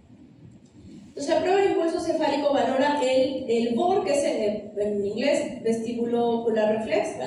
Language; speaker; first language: Spanish; native; Spanish